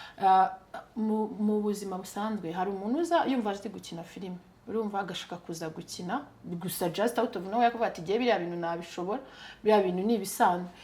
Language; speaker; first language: Kinyarwanda; early bilingual, heritage; Kinyarwanda